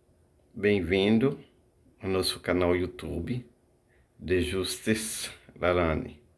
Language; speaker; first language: Portuguese; non-native, fluent; Haitian Creole